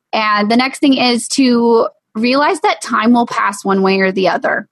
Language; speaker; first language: English; native; English